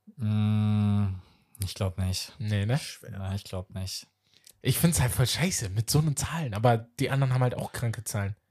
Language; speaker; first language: German; native; German